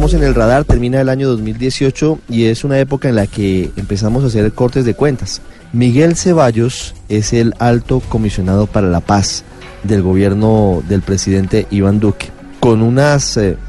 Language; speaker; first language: Spanish; native; Spanish